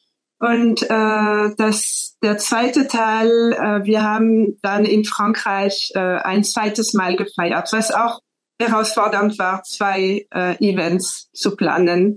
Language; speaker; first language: German; non-native, fluent; French